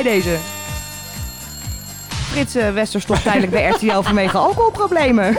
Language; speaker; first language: Dutch; native; Dutch